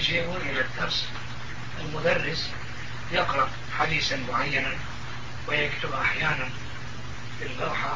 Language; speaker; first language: Arabic; non-native, fluent; Turkish